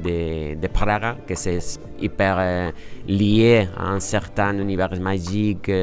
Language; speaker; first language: French; non-native, fluent; Spanish